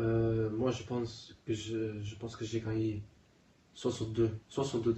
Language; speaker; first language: French; non-native, learner; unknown